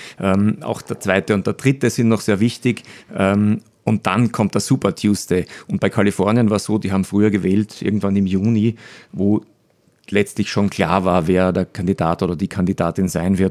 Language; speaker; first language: German; native; German